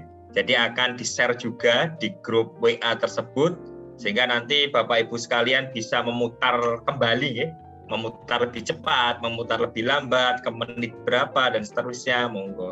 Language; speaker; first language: Indonesian; non-native, local second language; Javanese